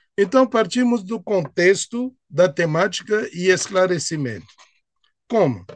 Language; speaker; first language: Portuguese; non-native, fluent; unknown